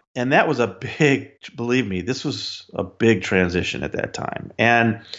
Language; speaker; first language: English; native; English